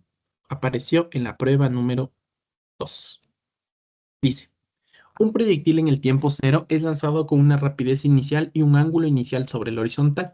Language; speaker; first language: Spanish; native; Spanish